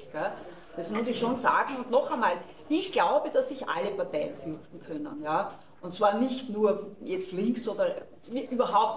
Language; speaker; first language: German; native; German